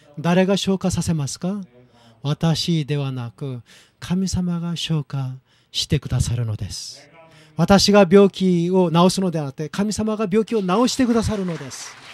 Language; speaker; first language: Japanese; non-native, fluent; Korean